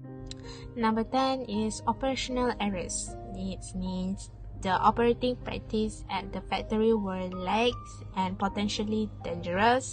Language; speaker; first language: English; non-native, local second language; Malay